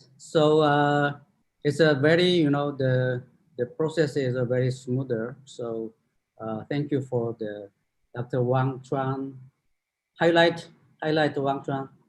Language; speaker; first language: English; non-native, fluent; Korean